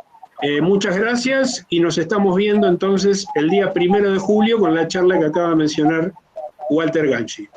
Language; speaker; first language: Spanish; native; Spanish